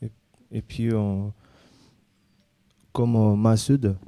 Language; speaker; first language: French; non-native, learner; Azerbaijani